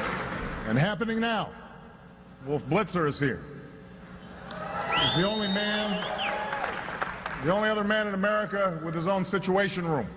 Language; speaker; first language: English; native; English